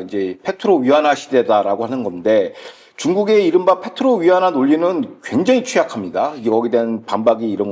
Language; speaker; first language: Korean; native; Korean